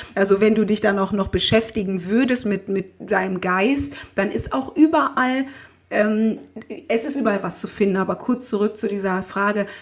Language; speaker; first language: German; native; German